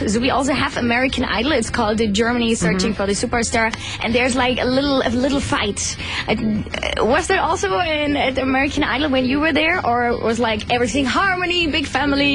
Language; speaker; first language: English; non-native, fluent; German